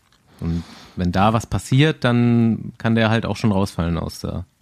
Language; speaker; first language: German; native; German